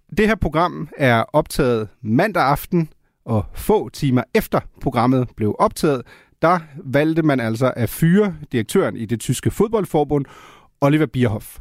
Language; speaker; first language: Danish; non-native, local second language; German